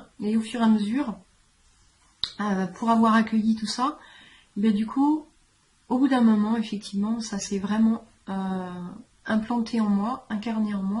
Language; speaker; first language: French; native; French